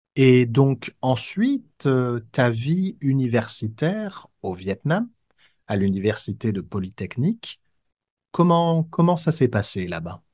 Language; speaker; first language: French; native; French